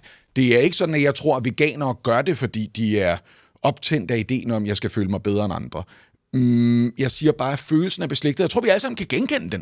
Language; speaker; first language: Danish; native; Danish